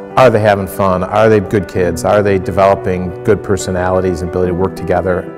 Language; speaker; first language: English; native; English